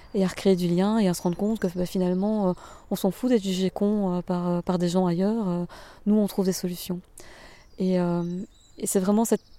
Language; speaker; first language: French; native; French